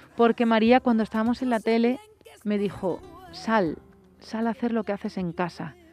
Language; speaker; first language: Spanish; native; Spanish